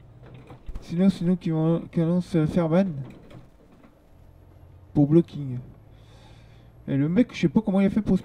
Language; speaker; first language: French; native; French